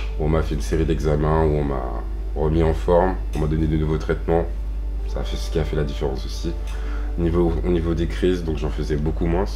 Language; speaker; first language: French; native; French